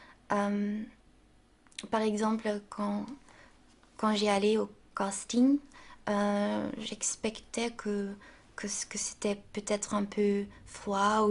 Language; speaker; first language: French; non-native, local second language; Dutch